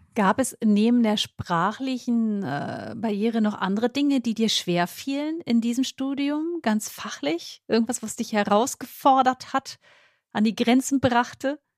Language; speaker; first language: German; native; German